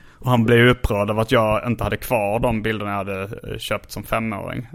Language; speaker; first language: Swedish; native; Swedish